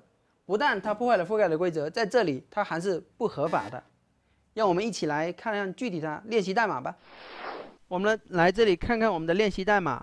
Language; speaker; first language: Chinese; native; Chinese